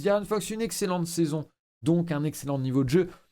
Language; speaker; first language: French; native; French